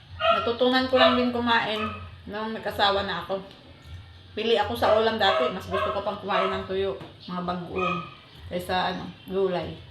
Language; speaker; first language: Filipino; non-native, local second language; Cebuano